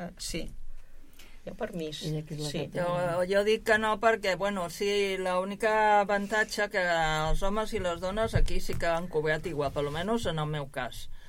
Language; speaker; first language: Catalan; native; Catalan